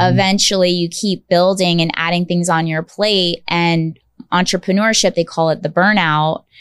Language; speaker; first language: English; native; English